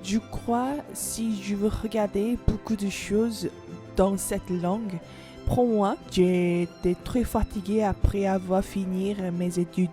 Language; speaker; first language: French; non-native, learner; Korean